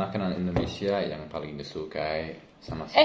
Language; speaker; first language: Indonesian; non-native, learner; English